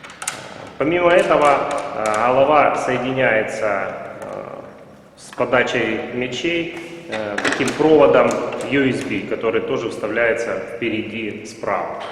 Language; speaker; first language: Russian; native; Russian